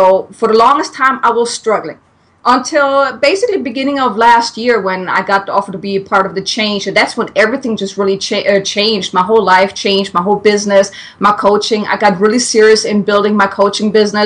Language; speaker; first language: English; non-native, fluent; German